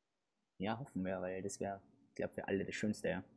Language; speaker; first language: German; native; German